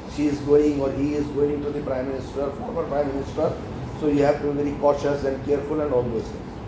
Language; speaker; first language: English; non-native, local second language; Urdu